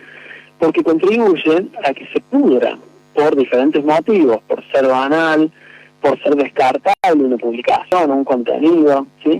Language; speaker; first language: Spanish; native; Spanish